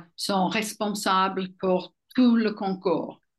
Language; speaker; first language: French; non-native, fluent; English